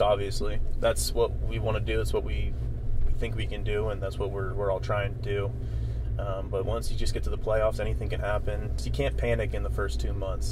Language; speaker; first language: English; native; English